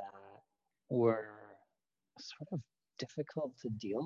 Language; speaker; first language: English; non-native, fluent; Lithuanian